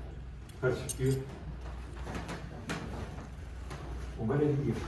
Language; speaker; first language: French; non-native, fluent; Spanish